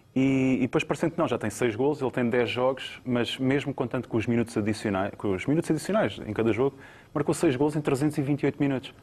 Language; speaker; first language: Portuguese; native; Portuguese